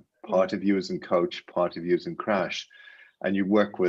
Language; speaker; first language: English; native; English